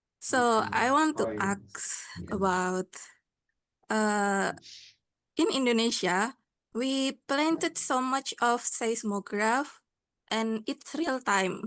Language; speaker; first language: English; non-native, learner; Indonesian